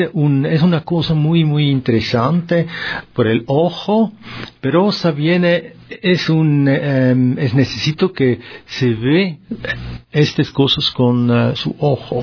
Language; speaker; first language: Spanish; non-native, learner; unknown